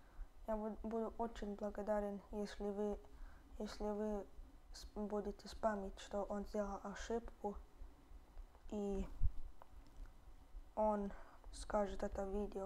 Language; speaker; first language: Russian; early bilingual, heritage; Russian